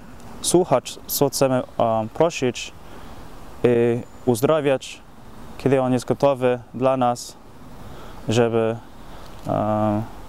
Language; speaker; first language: Polish; non-native, fluent; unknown